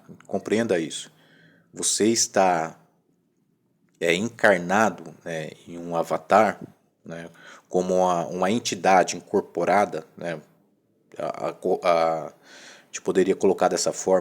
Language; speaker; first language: Portuguese; native; Portuguese